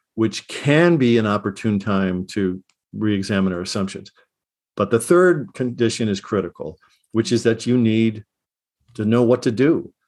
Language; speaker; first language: English; native; English